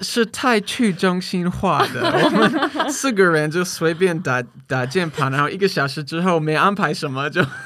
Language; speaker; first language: Chinese; non-native, fluent; English